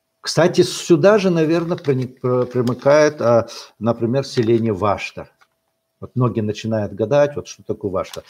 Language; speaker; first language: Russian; non-native, local second language; Chechen